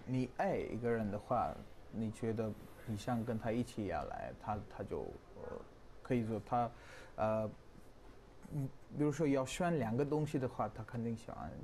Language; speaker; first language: Chinese; non-native, learner; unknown